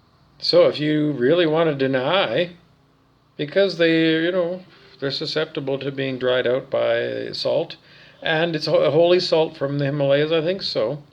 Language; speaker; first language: English; native; English